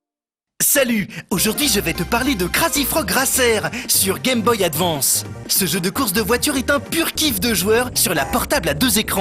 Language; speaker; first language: French; native; French